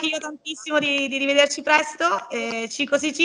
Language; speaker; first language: Italian; native; Italian